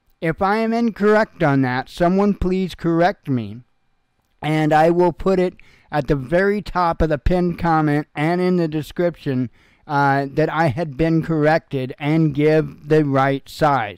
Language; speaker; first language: English; native; English